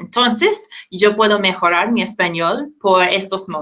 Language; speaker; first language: Spanish; non-native, fluent; English